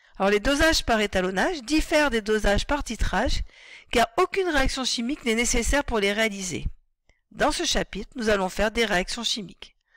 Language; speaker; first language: French; native; French